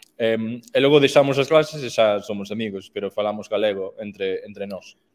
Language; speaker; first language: Galician; non-native, fluent; English